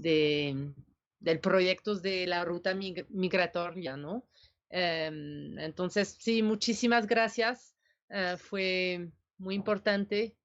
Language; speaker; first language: Spanish; non-native, fluent; French